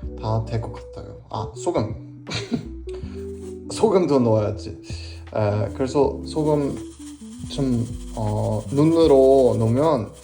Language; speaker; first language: Korean; non-native, learner; German